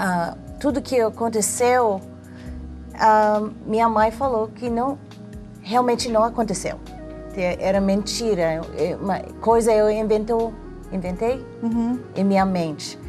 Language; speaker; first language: Portuguese; non-native, learner; English